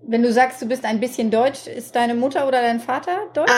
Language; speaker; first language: German; native; German